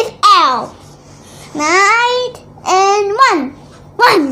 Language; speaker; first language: English; non-native, learner; Thai